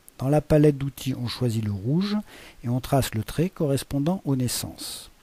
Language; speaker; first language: French; native; French